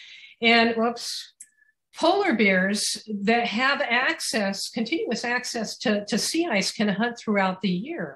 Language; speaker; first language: English; native; English